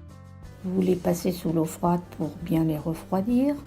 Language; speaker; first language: French; native; French